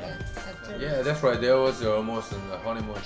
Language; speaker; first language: English; non-native, learner; Korean